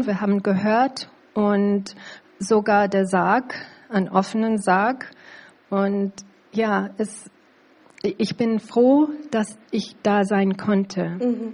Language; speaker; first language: German; non-native, learner; English